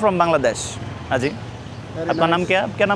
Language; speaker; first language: Hindi; non-native, learner; Bangla